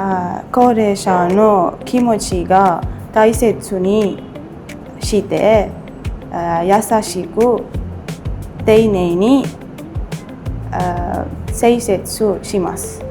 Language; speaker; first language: Japanese; non-native, learner; Sinhala